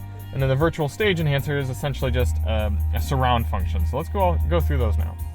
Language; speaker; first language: English; native; English